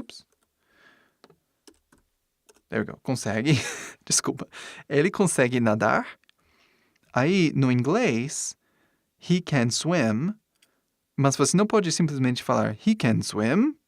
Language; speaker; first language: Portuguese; non-native, fluent; English